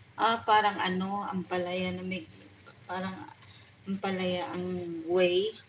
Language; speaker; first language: Filipino; non-native, local second language; Bikol